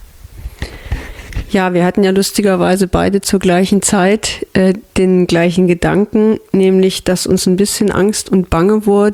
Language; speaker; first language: German; native; German